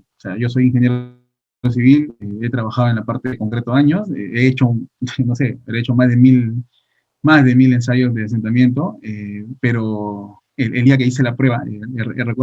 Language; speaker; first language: Spanish; native; Spanish